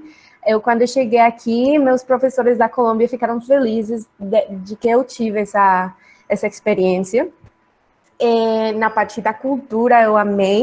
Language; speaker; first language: Portuguese; non-native, learner; Spanish